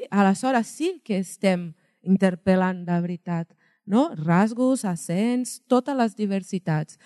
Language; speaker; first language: Catalan; non-native, fluent; Portuguese